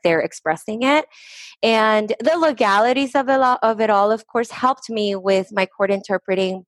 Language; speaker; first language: English; early bilingual, other home language; Spanish